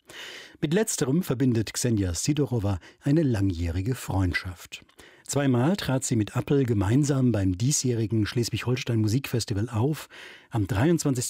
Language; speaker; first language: German; native; German